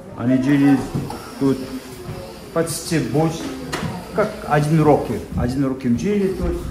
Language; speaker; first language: Ukrainian; non-native, learner; Korean